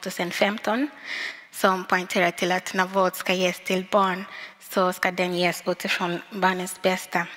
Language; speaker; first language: Swedish; non-native, fluent; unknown